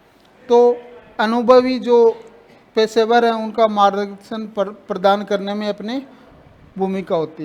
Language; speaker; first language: Hindi; native; Hindi